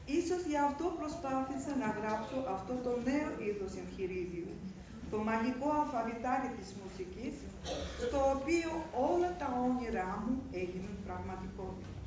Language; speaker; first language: Greek; non-native, fluent; Russian